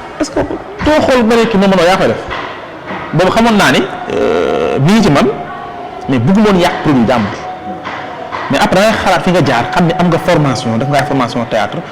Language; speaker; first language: Wolof; native; Wolof